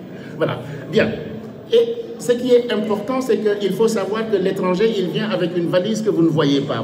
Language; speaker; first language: French; non-native, local second language; Wolof